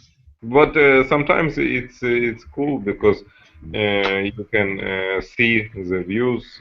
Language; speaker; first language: English; non-native, learner; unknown